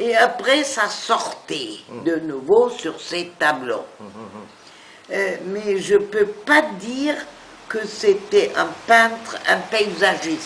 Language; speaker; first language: French; non-native, fluent; German